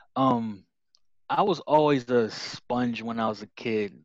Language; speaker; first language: English; native; English